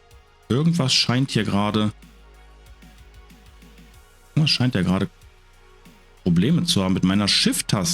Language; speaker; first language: German; native; German